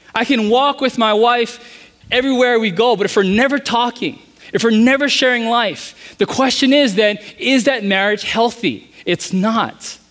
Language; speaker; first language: English; native; English